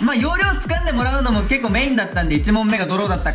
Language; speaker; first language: Japanese; native; Japanese